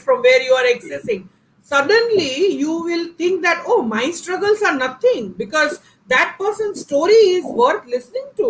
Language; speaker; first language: English; non-native, local second language; Gujarati